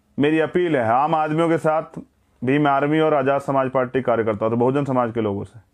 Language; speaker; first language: Hindi; native; Hindi